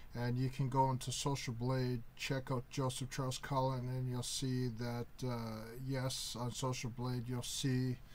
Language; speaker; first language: English; native; English